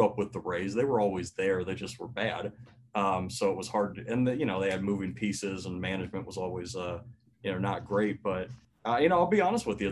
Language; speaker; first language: English; native; English